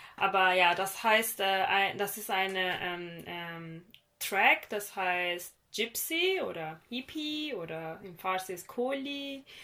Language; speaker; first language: German; non-native, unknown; Persian